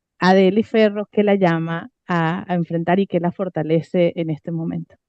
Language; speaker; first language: Spanish; native; Spanish